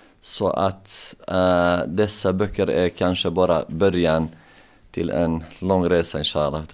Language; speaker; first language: Swedish; non-native, local second language; Bosnian